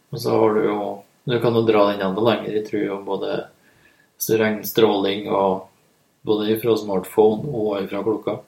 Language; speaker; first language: Norwegian; native; Norwegian